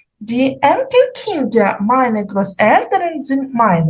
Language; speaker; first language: German; non-native, fluent; Ukrainian